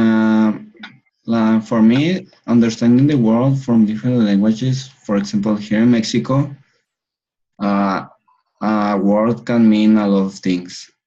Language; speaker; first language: English; non-native, learner; Spanish